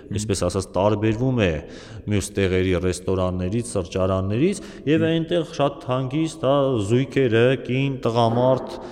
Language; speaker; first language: Armenian; native; Armenian